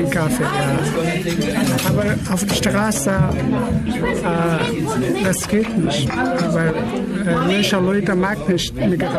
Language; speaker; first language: German; non-native, learner; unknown